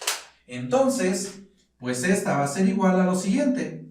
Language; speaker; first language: Spanish; native; Spanish